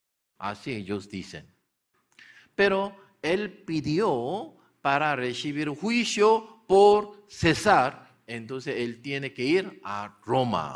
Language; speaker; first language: Spanish; non-native, learner; Korean